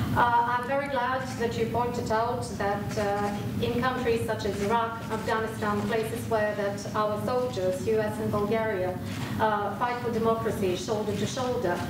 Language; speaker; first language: English; non-native, fluent; Bulgarian